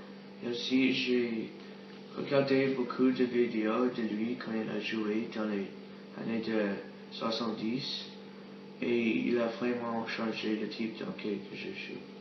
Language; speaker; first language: French; non-native, learner; English